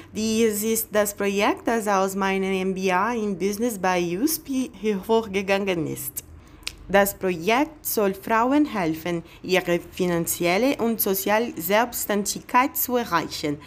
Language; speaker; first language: German; non-native, fluent; Portuguese